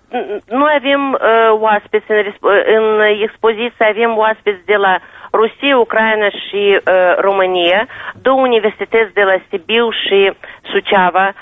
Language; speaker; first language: Romanian; non-native, local second language; Russian